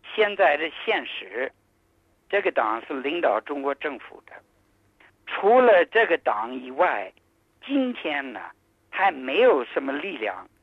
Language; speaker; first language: Chinese; non-native, fluent; English